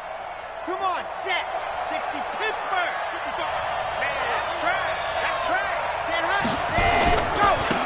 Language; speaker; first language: English; native; English